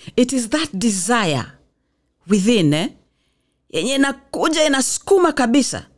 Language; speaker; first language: English; non-native, local second language; Swahili